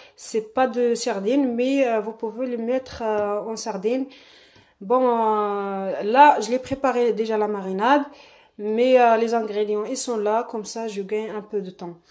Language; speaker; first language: French; non-native, local second language; Arabic